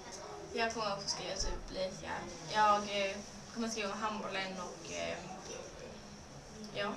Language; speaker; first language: Swedish; early bilingual, other home language; Spanish